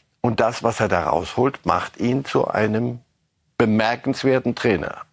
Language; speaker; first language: German; native; German